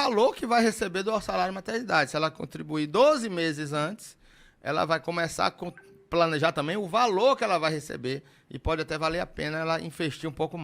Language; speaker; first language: Portuguese; native; Portuguese